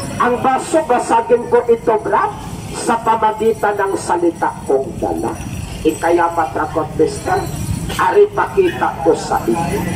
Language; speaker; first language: Filipino; non-native, local second language; Cebuano